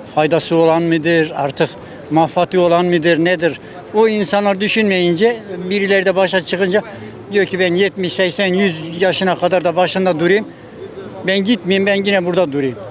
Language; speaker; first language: Turkish; native; Turkish